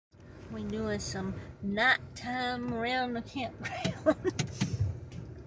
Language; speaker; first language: English; native; English